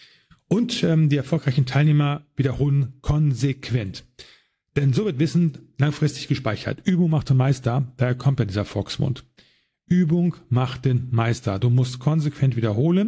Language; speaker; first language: German; native; German